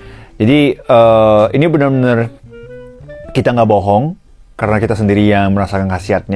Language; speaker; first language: Indonesian; non-native, fluent; Japanese